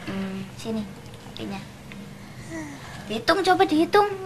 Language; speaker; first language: Indonesian; native; Indonesian